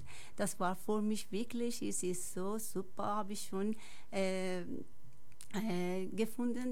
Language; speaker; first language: German; non-native, learner; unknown